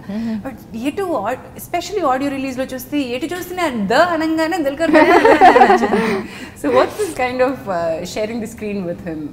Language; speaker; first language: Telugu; native; Telugu